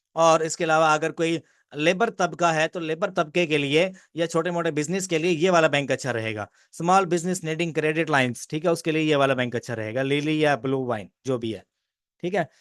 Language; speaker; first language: Urdu; non-native, local second language; Punjabi